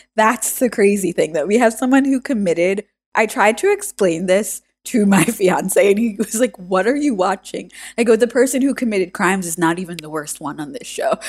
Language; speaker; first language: English; native; English